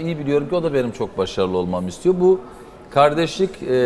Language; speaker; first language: Turkish; native; Turkish